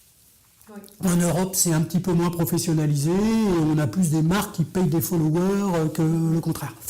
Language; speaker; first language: French; native; French